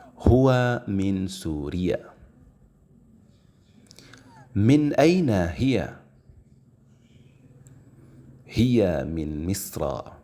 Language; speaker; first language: Arabic; non-native, fluent; Indonesian